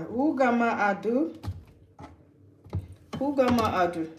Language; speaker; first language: Swedish; non-native, learner; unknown